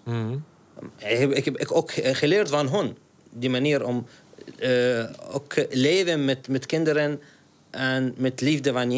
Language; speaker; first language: Dutch; non-native, learner; Arabic